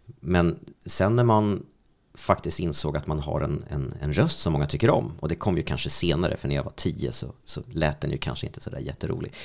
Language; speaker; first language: Swedish; native; Swedish